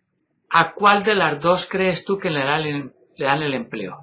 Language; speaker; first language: Spanish; native; Spanish